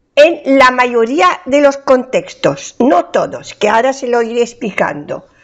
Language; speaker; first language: Spanish; non-native, fluent; French